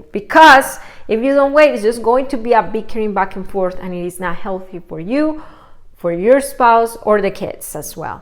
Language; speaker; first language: English; non-native, fluent; Spanish